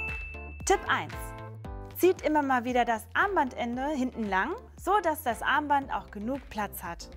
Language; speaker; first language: German; native; German